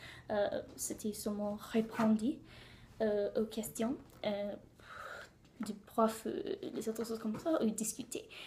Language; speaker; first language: French; non-native, learner; English